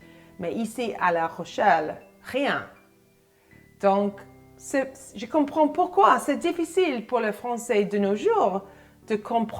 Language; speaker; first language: French; non-native, fluent; English